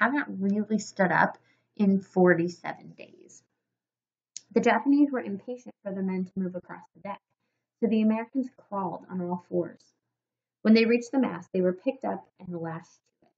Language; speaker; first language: English; native; English